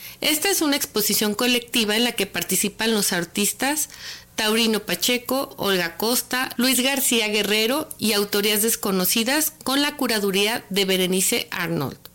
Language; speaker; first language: Spanish; native; Spanish